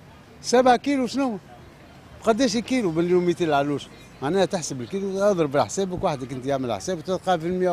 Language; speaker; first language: Arabic; native; Arabic